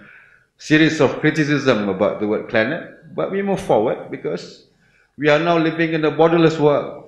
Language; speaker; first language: English; non-native, local second language; Malay